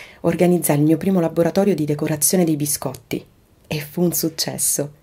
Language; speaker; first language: Italian; native; Italian